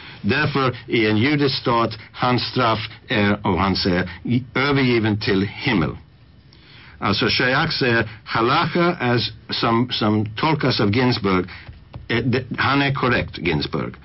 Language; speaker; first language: Swedish; non-native, fluent; English